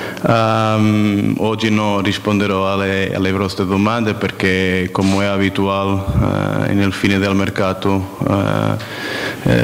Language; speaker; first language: Italian; non-native, fluent; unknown